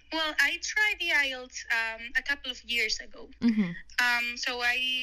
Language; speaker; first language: English; non-native, fluent; Spanish